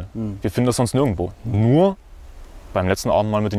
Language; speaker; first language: German; native; German